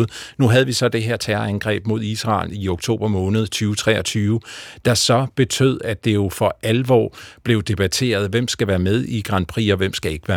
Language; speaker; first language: Danish; native; Danish